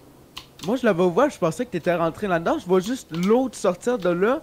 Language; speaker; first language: French; native; French